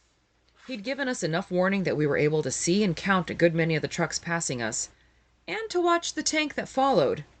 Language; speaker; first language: English; native; English